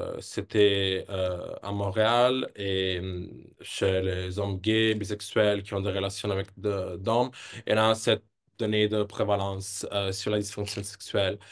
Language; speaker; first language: French; non-native, fluent; Italian